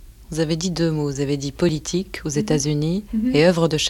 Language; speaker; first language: French; native; French